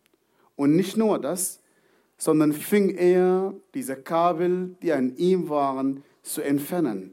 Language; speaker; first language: German; non-native, fluent; Arabic